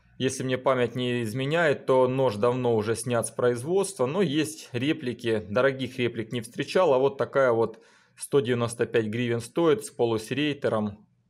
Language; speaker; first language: Russian; native; Russian